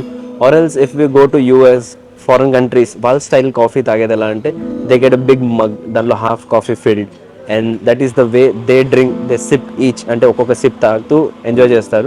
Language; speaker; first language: Telugu; native; Telugu